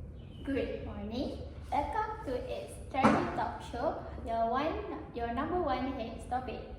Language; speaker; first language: English; non-native, learner; Malay